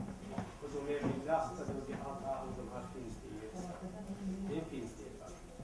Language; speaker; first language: Swedish; non-native, local second language; Kurdish